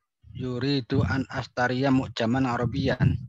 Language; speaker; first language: Arabic; non-native, learner; Indonesian